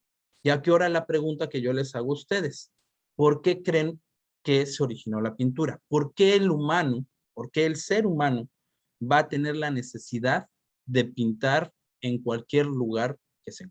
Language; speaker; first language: Spanish; native; Spanish